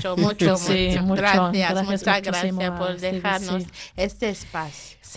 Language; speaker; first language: Spanish; non-native, fluent; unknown